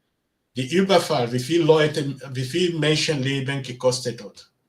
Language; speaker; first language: German; non-native, learner; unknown